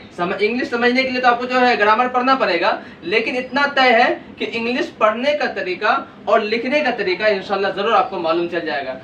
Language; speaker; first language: Hindi; native; Hindi